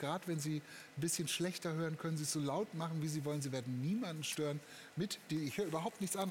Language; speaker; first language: German; native; German